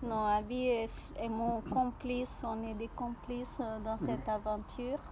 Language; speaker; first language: French; non-native, fluent; Portuguese